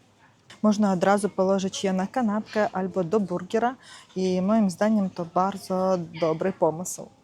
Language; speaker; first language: Polish; non-native, learner; Ukrainian